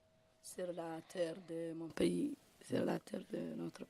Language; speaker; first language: French; non-native, learner; Arabic